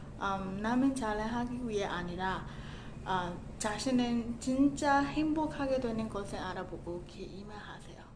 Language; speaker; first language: Korean; non-native, learner; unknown